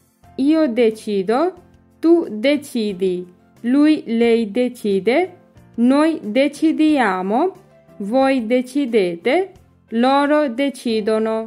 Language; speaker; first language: Italian; non-native, fluent; Bangla